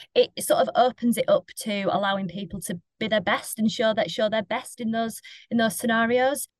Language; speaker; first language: English; native; English